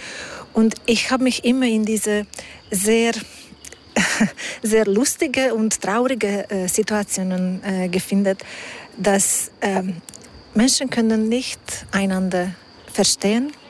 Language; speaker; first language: German; non-native, fluent; Hungarian